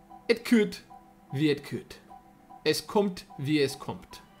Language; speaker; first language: German; non-native, learner; English